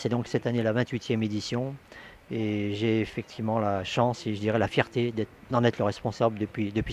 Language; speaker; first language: French; native; French